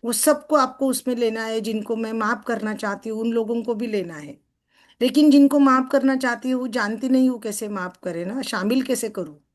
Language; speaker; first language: Hindi; non-native, local second language; Marathi